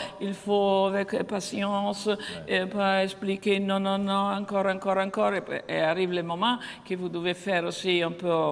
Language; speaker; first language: French; non-native, fluent; Italian